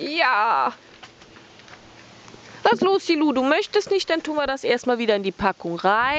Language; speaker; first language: German; native; German